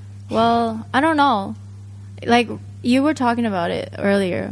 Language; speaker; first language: English; non-native, fluent; Japanese